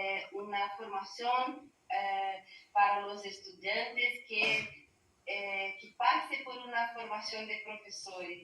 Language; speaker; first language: Spanish; non-native, learner; Portuguese